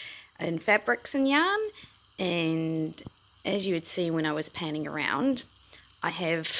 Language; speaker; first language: English; native; English